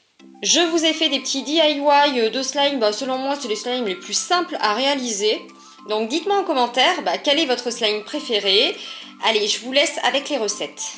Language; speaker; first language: French; native; French